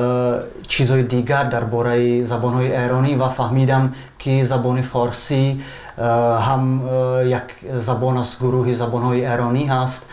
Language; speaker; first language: Persian; non-native, fluent; Slovak